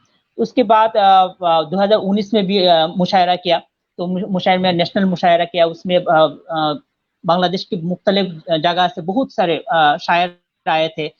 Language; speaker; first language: Hindi; non-native, fluent; Bangla